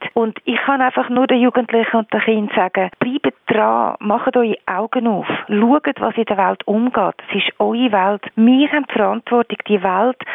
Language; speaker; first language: German; non-native, fluent; Finnish